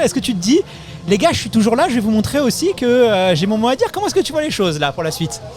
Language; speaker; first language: French; native; French